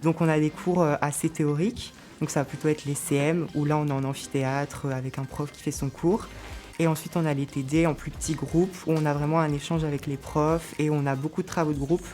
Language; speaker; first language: French; native; French